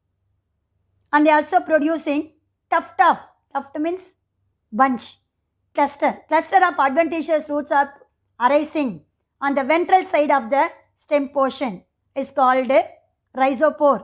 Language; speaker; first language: English; non-native, local second language; Tamil